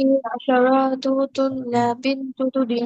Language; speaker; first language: Arabic; non-native, learner; Bangla